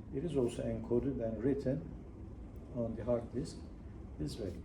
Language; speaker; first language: English; non-native, fluent; Turkish